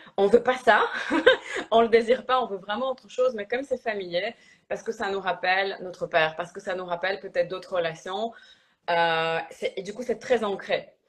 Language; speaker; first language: French; early bilingual, other home language; Polish